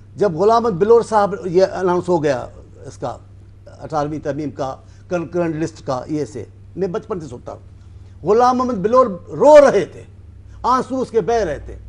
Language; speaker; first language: Urdu; non-native, local second language; Sindhi